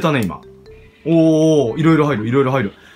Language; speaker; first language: Japanese; native; Japanese